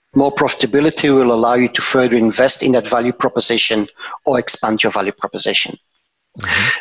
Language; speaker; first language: English; non-native, fluent; Dutch